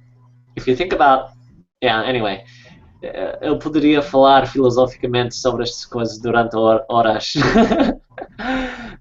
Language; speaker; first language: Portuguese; non-native, fluent; English